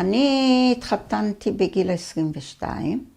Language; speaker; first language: Hebrew; early bilingual, other home language; Arabic